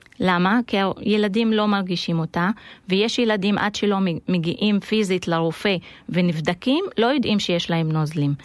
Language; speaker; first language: Hebrew; non-native, local second language; Arabic